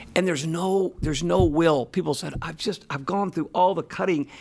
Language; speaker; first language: English; native; English